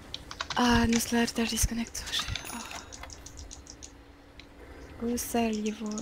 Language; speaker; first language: Russian; non-native, learner; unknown